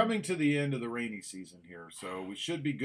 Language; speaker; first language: English; native; English